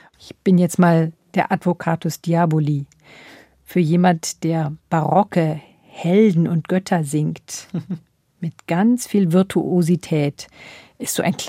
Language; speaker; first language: German; native; German